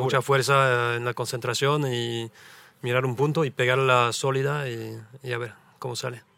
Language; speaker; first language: Spanish; early bilingual, heritage; French